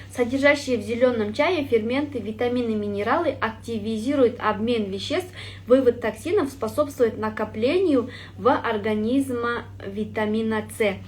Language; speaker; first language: Russian; non-native, local second language; Kazakh